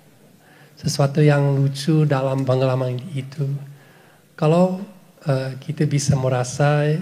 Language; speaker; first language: Indonesian; non-native, fluent; English